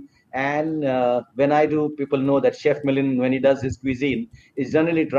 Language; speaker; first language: English; non-native, local second language; Marathi